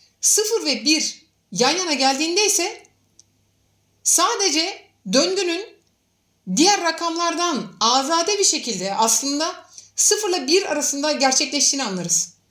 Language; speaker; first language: Turkish; native; Turkish